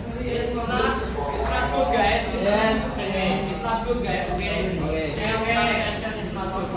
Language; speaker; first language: English; non-native, learner; Indonesian